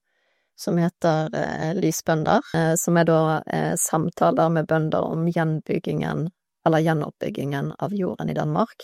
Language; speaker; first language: Norwegian; native; Norwegian